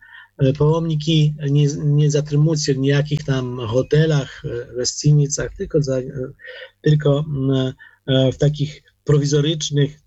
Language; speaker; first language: Polish; non-native, learner; Ukrainian